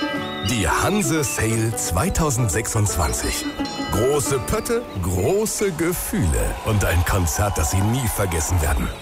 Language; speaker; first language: German; native; German